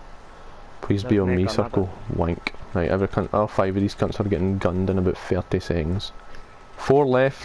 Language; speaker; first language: English; native; English